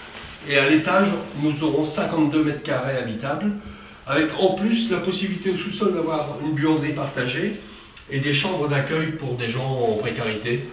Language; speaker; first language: French; native; French